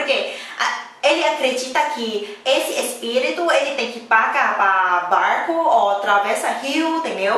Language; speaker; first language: Portuguese; non-native, learner; Thai